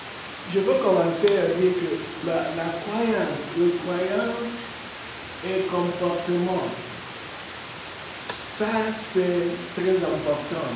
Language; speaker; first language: French; non-native, learner; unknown